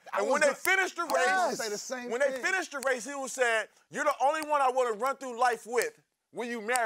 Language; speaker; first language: English; native; English